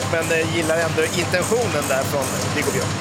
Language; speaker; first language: Swedish; native; Swedish